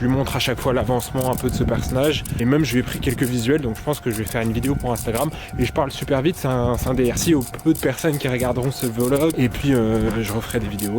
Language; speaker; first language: French; native; French